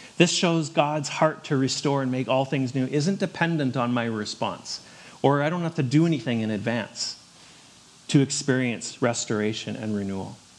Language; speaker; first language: English; native; English